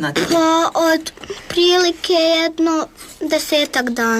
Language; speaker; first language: Serbian; native; Serbian